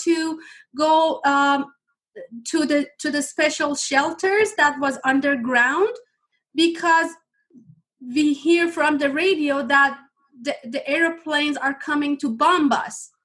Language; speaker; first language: English; non-native, fluent; Persian